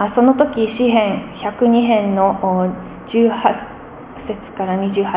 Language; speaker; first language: Japanese; non-native, fluent; English